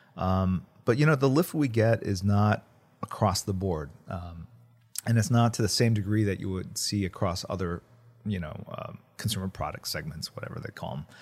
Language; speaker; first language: English; early bilingual, other home language; Korean